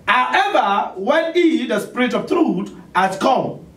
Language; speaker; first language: English; non-native, local second language; Yoruba